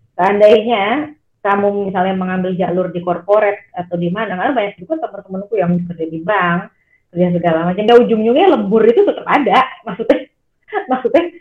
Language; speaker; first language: Indonesian; native; Indonesian